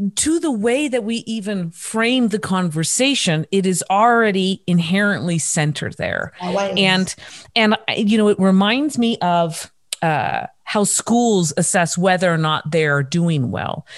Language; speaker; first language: English; native; English